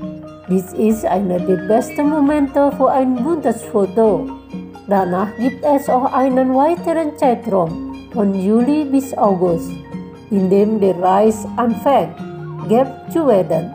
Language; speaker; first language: German; non-native, fluent; Indonesian